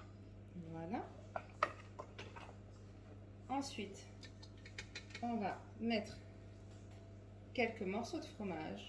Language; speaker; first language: French; native; French